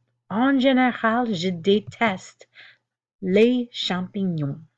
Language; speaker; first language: French; non-native, fluent; English